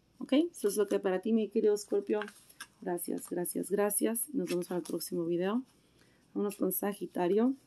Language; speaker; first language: Spanish; early bilingual, heritage; Spanish